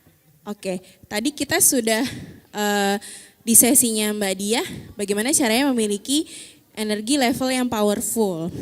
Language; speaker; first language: Indonesian; native; Indonesian